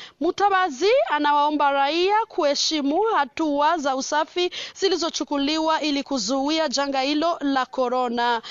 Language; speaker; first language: Swahili; non-native, local second language; Rundi